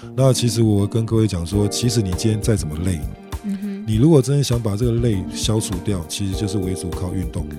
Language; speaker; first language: Chinese; native; Chinese